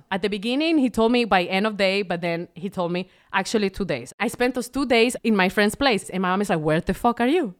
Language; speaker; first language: English; non-native, fluent; Spanish